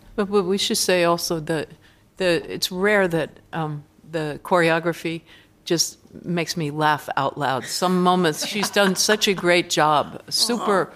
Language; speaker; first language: English; native; English